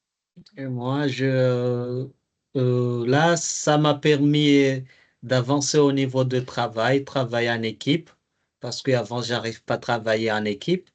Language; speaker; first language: French; non-native, learner; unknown